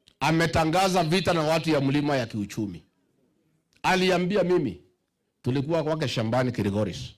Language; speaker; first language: Swahili; non-native, local second language; Kikuyu